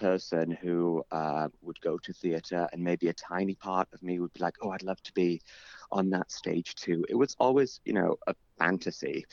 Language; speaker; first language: English; native; English